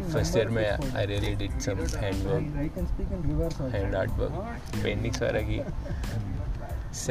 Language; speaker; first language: English; non-native, local second language; Hindi